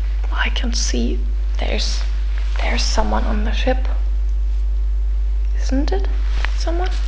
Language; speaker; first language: English; non-native, fluent; German